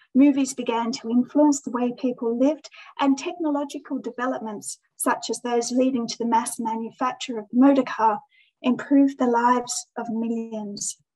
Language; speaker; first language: English; native; English